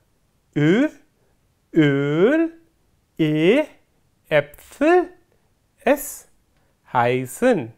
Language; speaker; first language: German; non-native, fluent; Hindi